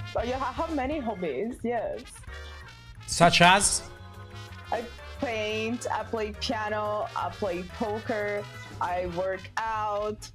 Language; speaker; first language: English; non-native, fluent; Russian